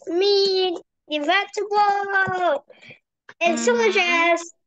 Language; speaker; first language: English; non-native, learner; Vietnamese